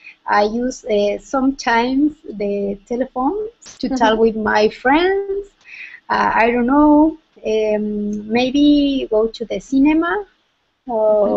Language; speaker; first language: English; non-native, learner; Spanish